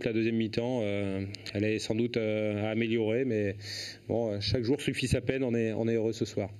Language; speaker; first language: French; native; French